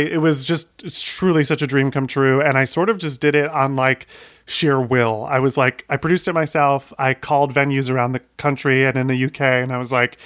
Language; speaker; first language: English; native; English